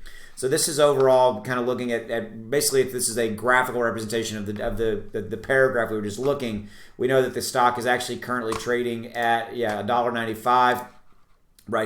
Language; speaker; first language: English; native; English